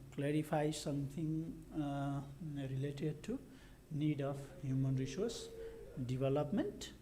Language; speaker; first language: English; non-native, local second language; Nepali